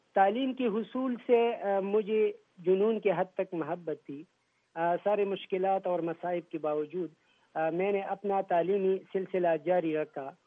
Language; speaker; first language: Urdu; non-native, local second language; Pashto